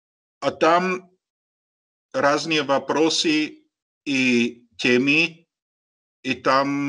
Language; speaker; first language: Russian; non-native, learner; Slovak